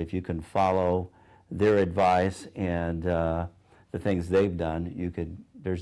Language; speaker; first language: English; native; English